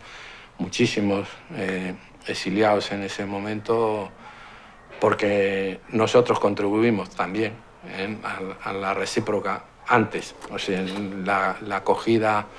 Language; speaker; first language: Spanish; non-native, learner; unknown